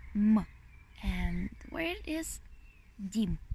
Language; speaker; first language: English; non-native, fluent; Ukrainian